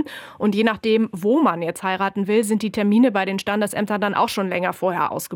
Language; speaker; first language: German; native; German